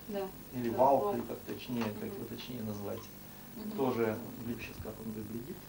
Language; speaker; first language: Russian; native; Russian